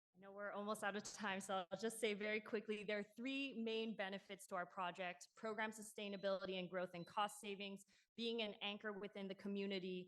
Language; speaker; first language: English; non-native, local second language; Cantonese